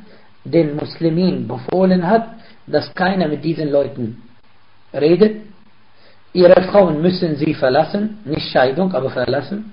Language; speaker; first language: German; non-native, fluent; Arabic